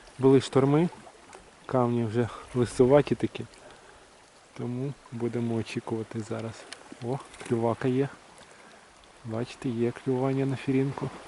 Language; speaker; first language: Ukrainian; native; Ukrainian